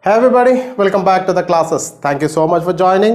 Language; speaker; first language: English; non-native, local second language; Malayalam